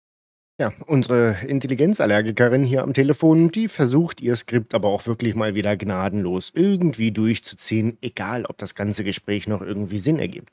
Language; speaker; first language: German; native; German